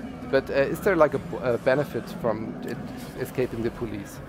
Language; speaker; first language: English; non-native, fluent; German